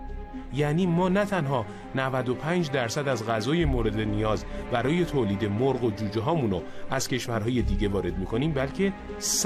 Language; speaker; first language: Persian; native; Persian